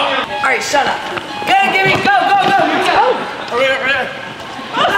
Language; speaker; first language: English; native; English